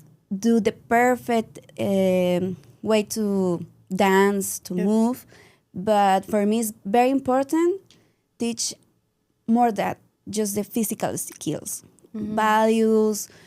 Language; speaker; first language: English; non-native, learner; Spanish